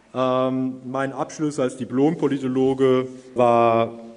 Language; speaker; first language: German; native; German